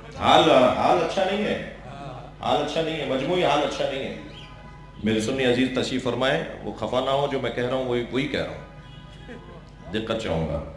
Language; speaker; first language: Urdu; native; Urdu